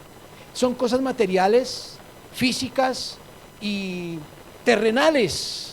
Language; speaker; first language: Spanish; native; Spanish